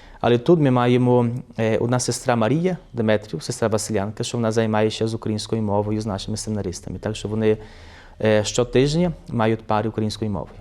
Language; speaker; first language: Ukrainian; early bilingual, heritage; Ukrainian